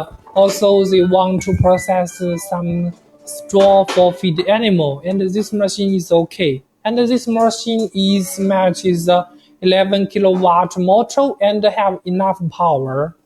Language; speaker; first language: English; non-native, learner; Chinese